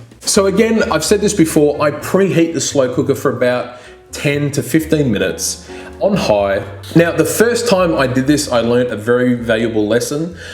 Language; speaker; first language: English; native; English